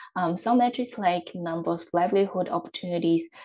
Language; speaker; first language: English; non-native, fluent; Chinese